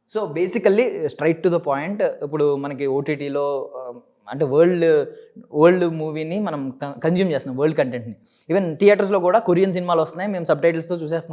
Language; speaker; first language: Telugu; native; Telugu